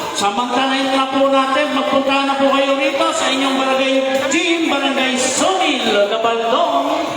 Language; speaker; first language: Filipino; native; Filipino